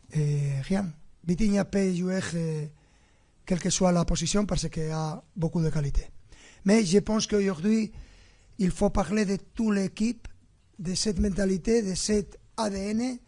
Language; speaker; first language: French; non-native, fluent; Spanish